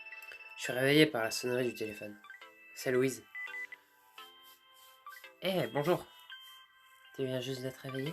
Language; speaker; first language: French; native; French